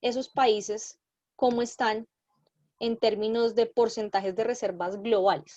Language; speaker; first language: Spanish; native; Spanish